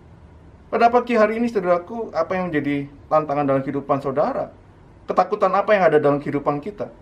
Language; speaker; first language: Indonesian; native; Indonesian